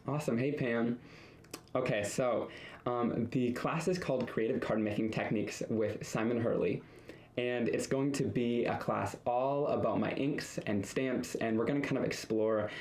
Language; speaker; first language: English; native; English